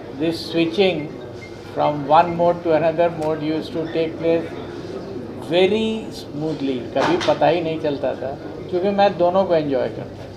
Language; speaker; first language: Hindi; native; Hindi